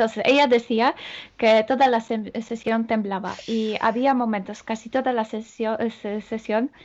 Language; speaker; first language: Spanish; non-native, fluent; Polish